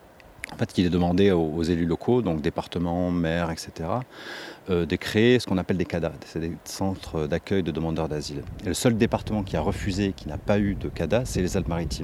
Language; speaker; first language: French; native; French